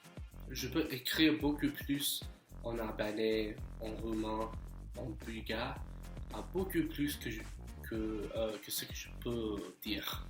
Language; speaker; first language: French; non-native, fluent; English